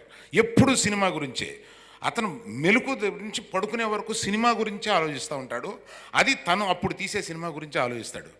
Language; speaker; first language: Telugu; native; Telugu